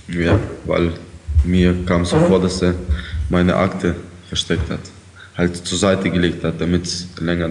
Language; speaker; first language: German; early bilingual, other home language; Ukrainian